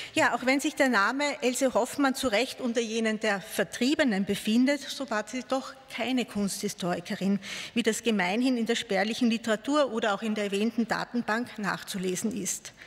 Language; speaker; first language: German; native; German